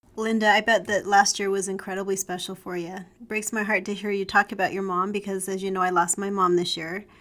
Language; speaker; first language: English; native; English